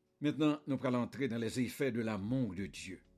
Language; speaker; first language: French; non-native, local second language; Haitian Creole